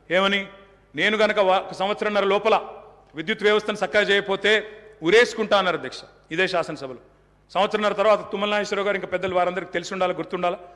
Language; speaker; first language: Telugu; native; Telugu